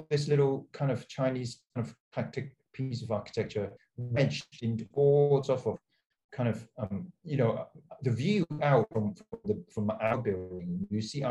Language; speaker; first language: English; non-native, local second language; Cantonese